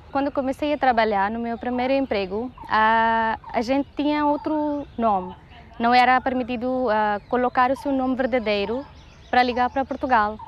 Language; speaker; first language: Portuguese; non-native, fluent; Hindi